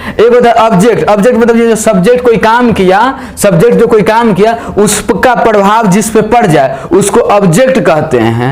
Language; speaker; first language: Hindi; native; Hindi